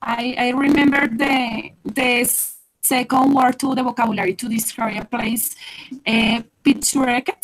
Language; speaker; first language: English; non-native, learner; Spanish